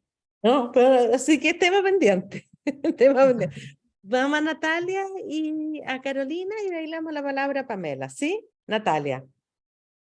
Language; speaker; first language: Spanish; native; Spanish